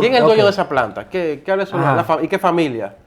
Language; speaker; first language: Spanish; native; Spanish